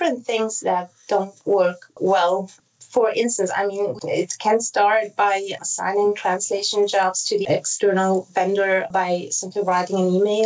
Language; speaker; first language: English; non-native, fluent; Italian